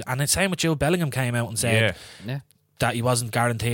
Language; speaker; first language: English; native; English